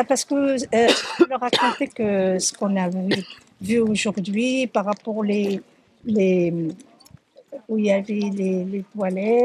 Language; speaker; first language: French; early bilingual, other home language; Arabic